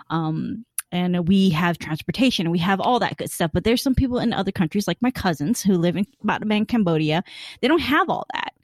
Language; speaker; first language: English; early bilingual, other home language; Khmer